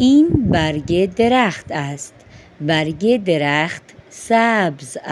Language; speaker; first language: Persian; non-native, fluent; Urdu